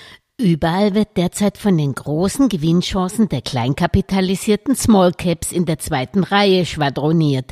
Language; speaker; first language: German; native; German